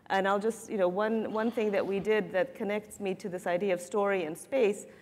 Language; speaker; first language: English; native; English